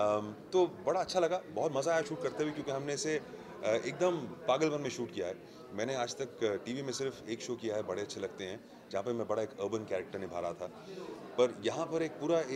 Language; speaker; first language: Hindi; native; Hindi